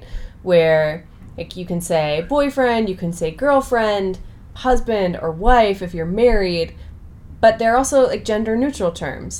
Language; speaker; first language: English; native; English